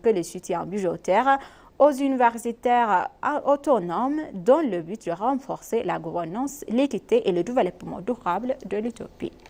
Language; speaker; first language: French; non-native, fluent; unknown